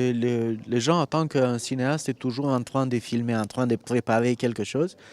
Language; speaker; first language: French; non-native, fluent; Romanian